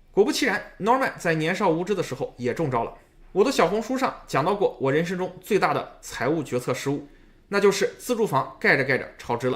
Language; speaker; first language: Chinese; native; Chinese